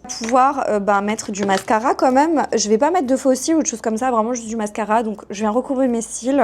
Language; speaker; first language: French; native; French